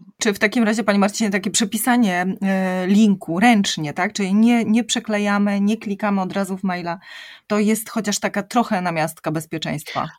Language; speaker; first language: Polish; native; Polish